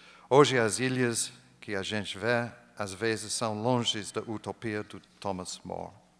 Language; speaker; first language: Portuguese; non-native, fluent; English